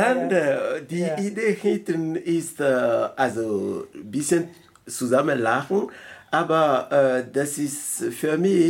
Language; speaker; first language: German; non-native, learner; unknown